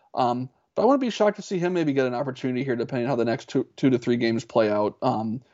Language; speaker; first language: English; native; English